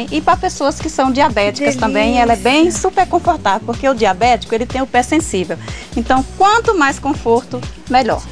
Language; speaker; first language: Portuguese; native; Portuguese